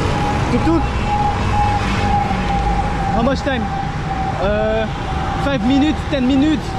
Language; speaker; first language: English; non-native, learner; French